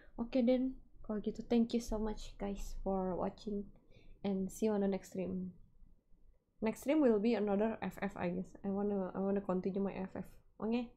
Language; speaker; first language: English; non-native, fluent; Indonesian